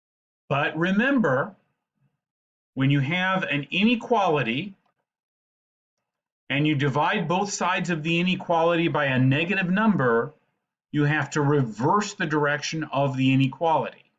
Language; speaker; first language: English; native; English